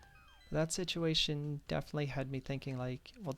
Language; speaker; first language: English; native; English